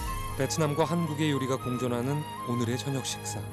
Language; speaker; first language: Korean; native; Korean